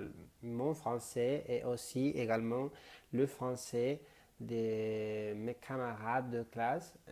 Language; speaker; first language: French; non-native, learner; Spanish